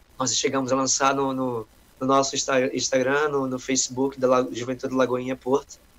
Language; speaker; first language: Portuguese; native; Portuguese